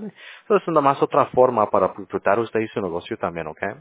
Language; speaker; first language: Spanish; early bilingual, heritage; English